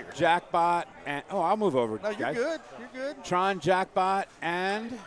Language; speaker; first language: English; native; English